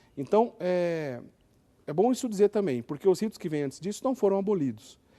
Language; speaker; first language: Portuguese; native; Portuguese